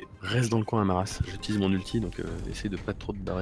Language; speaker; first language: French; native; French